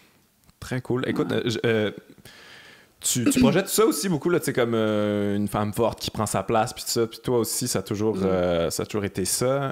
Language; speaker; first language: French; native; French